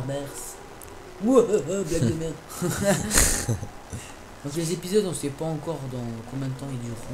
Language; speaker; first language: French; native; French